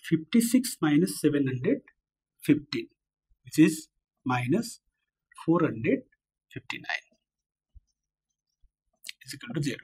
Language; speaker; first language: English; non-native, local second language; Nepali